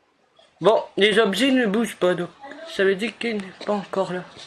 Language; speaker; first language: French; native; French